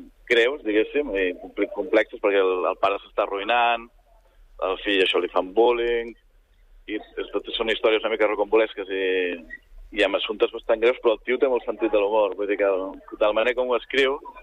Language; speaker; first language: Catalan; native; Catalan